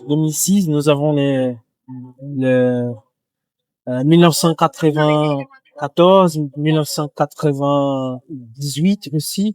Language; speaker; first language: French; non-native, learner; Portuguese